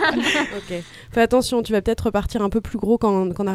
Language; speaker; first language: French; native; French